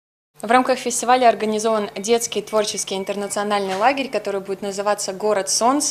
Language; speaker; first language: Russian; native; Russian